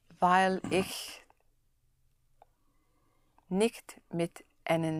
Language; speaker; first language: German; non-native, learner; English